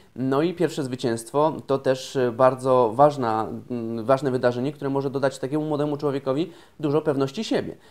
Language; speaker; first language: Polish; native; Polish